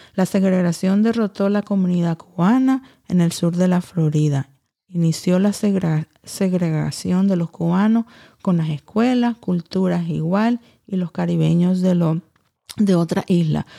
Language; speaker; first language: Spanish; early bilingual, heritage; Spanish